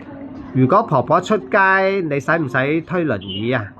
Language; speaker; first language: Cantonese; native; Cantonese